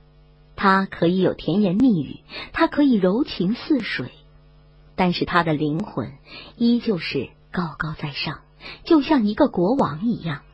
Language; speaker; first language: Chinese; native; Chinese